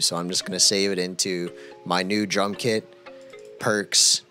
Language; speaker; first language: English; native; English